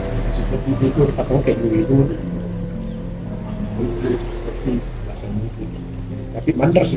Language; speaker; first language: Indonesian; non-native, local second language; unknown